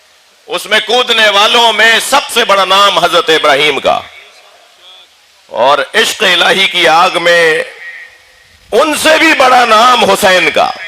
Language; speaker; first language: Urdu; native; Urdu